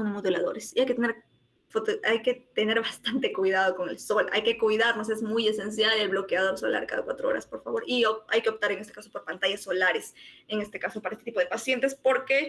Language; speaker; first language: Spanish; native; Spanish